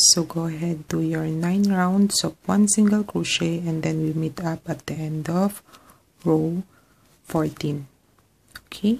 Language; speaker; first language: English; non-native, fluent; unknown